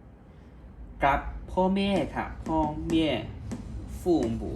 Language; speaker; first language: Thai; non-native, learner; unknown